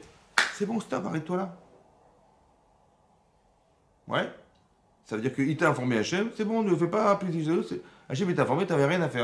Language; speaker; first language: French; native; French